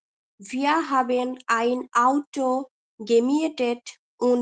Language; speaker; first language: German; non-native, learner; Bangla